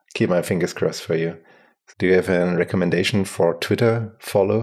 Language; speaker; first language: English; non-native, fluent; German